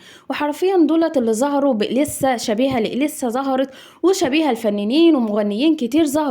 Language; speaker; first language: Arabic; native; Arabic